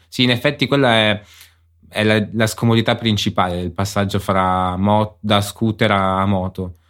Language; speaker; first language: Italian; native; Italian